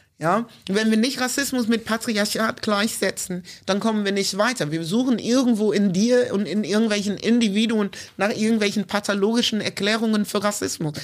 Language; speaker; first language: German; early bilingual, other home language; English